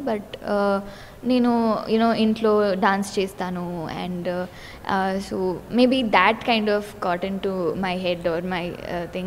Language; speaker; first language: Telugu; non-native, learner; Tamil